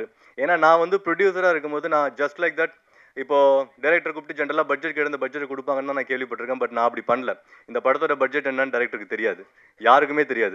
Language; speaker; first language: Tamil; native; Tamil